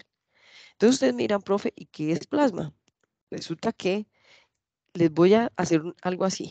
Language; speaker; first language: Spanish; native; Spanish